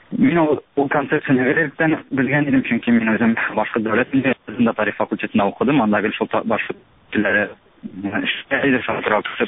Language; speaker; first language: Tatar; native; Tatar